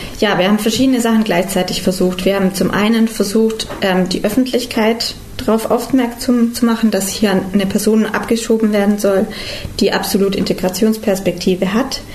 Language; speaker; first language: German; native; German